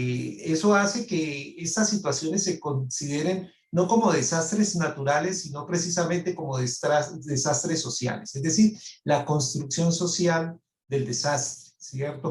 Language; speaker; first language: Spanish; native; Spanish